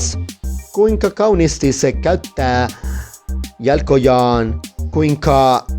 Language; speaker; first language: Finnish; non-native, learner; Spanish